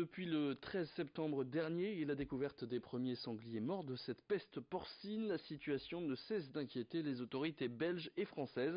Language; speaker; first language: French; native; French